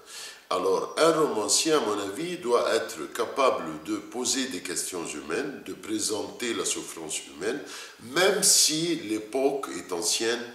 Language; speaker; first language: French; non-native, fluent; Arabic